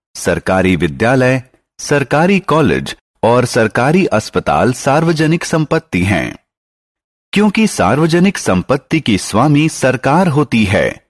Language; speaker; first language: Hindi; non-native, local second language; Marathi